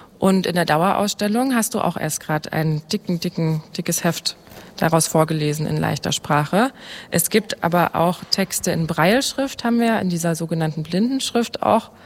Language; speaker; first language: German; native; German